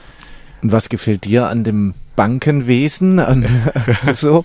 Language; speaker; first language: German; native; German